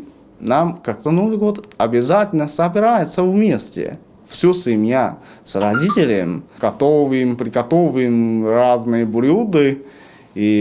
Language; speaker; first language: Russian; non-native, learner; Chinese